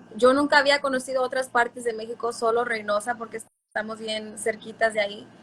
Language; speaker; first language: Spanish; early bilingual, heritage; Spanish